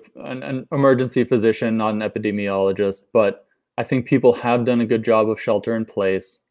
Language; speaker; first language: English; native; English